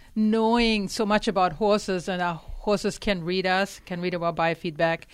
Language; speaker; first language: English; non-native, fluent; German